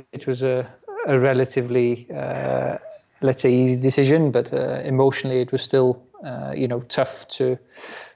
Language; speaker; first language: English; non-native, local second language; Welsh